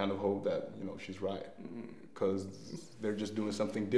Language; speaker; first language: English; non-native, fluent; Danish